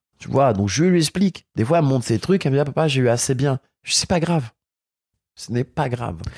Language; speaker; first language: French; early bilingual, other home language; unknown